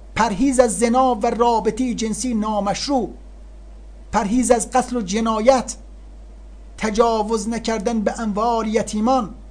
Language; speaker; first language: Persian; native; Persian